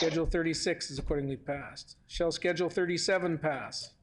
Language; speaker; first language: English; native; English